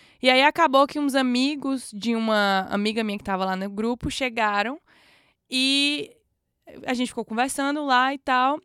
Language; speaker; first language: Portuguese; native; Portuguese